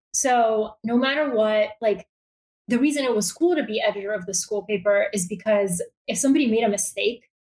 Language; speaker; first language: English; early bilingual, other home language; Bulgarian